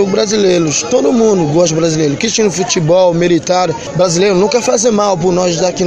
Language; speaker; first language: Portuguese; non-native, learner; Haitian Creole